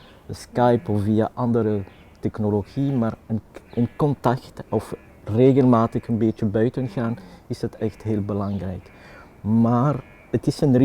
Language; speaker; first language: Dutch; non-native, local second language; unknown